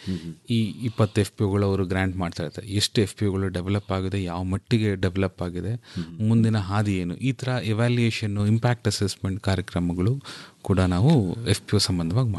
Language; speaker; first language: Kannada; native; Kannada